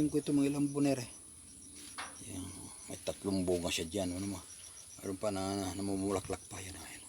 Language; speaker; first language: Filipino; non-native, local second language; Iloko